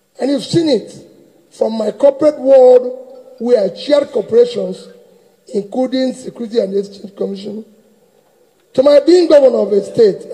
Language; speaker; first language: English; native; English